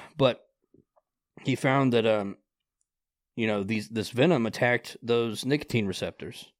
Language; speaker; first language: English; native; English